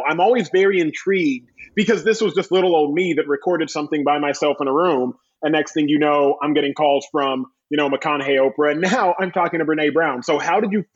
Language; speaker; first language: English; native; English